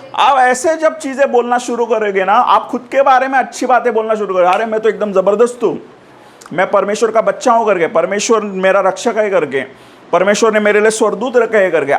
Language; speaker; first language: Hindi; non-native, local second language; Marathi